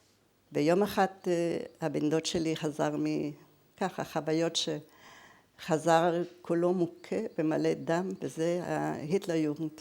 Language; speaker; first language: Hebrew; early bilingual, other home language; German